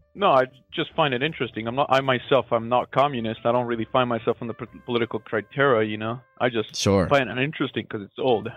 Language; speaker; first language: English; non-native, fluent; Macedonian